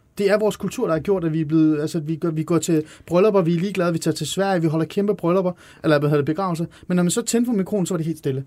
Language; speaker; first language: Danish; early bilingual, other home language; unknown